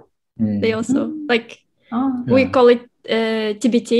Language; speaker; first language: English; non-native, fluent; Kazakh